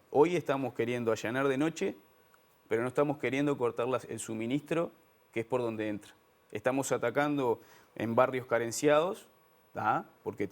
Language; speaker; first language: Spanish; native; Spanish